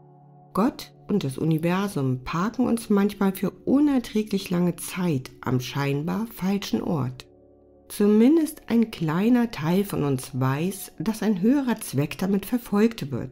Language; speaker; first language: German; native; German